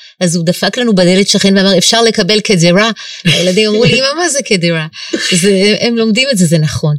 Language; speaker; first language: Hebrew; native; Hebrew